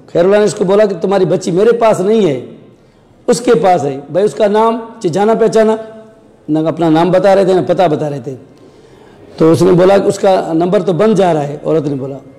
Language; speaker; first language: Urdu; non-native, local second language; Sindhi